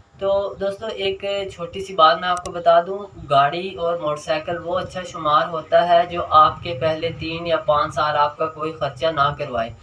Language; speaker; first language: Urdu; native; Urdu